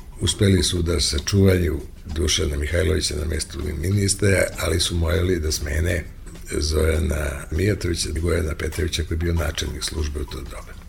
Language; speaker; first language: Serbian; native; Serbian